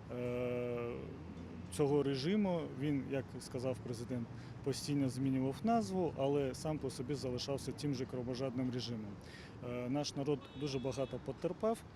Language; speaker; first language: Ukrainian; non-native, local second language; Crimean Tatar